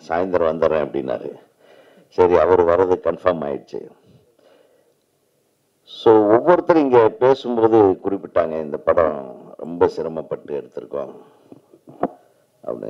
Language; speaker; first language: Tamil; native; Tamil